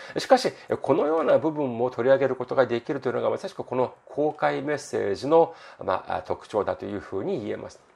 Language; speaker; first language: Japanese; non-native, fluent; Korean